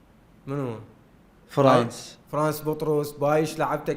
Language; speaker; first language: Arabic; native; Arabic